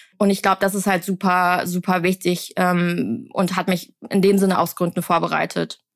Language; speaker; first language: German; early bilingual, other home language; Vietnamese